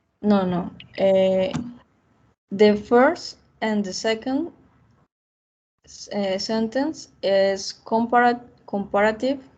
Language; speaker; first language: English; non-native, learner; Spanish